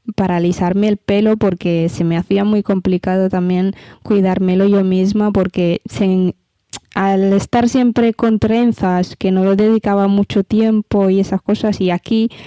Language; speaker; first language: Spanish; early bilingual, other home language; Amharic